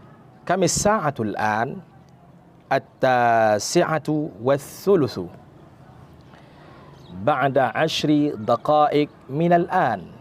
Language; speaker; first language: Arabic; non-native, fluent; Indonesian